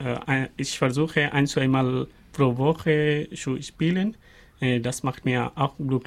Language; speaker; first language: German; non-native, learner; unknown